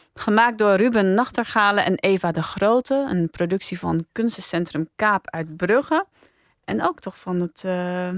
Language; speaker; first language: Dutch; native; Dutch